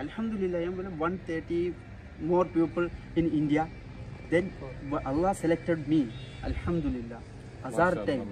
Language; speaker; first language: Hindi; non-native, local second language; Malayalam